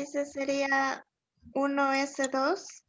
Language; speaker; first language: Spanish; native; Spanish